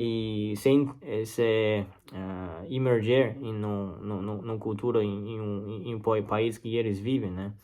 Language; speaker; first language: Portuguese; non-native, learner; Chinese